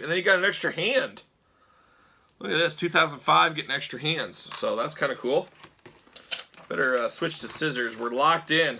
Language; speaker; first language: English; native; English